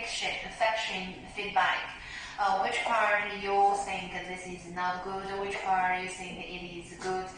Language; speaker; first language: English; non-native, learner; Chinese